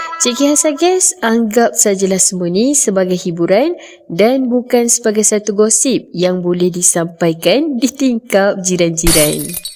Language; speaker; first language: Malay; native; Malay